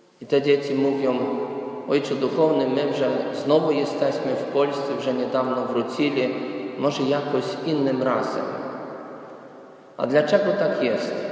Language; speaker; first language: Polish; non-native, fluent; Ukrainian